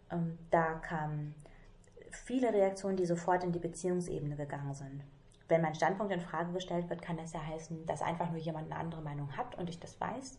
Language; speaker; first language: German; native; German